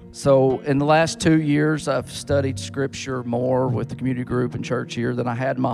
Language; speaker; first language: English; native; English